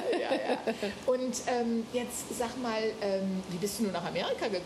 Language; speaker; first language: German; native; German